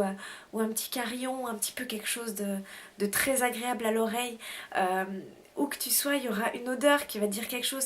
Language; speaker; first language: French; native; French